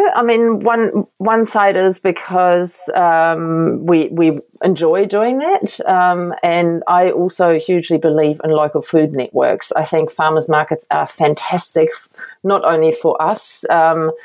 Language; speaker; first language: English; non-native, fluent; German